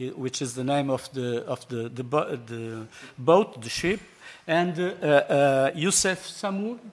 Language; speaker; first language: English; non-native, fluent; Portuguese